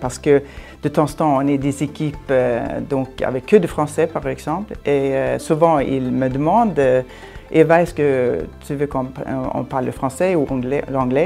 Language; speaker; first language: French; non-native, fluent; Swedish